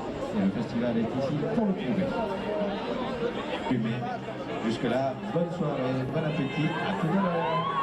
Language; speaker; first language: French; native; French